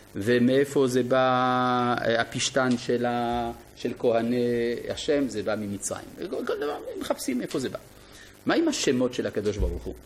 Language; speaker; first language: Hebrew; non-native, fluent; French